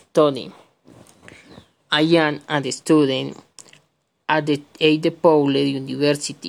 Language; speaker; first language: English; non-native, learner; Spanish